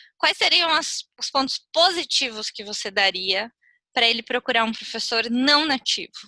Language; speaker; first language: Portuguese; native; Portuguese